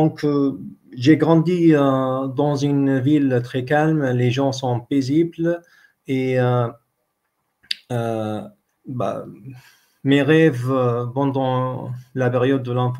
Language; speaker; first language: French; non-native, fluent; Arabic